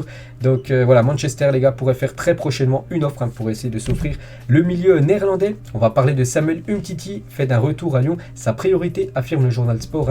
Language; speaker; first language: French; native; French